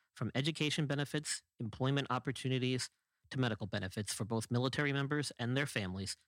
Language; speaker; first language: English; native; English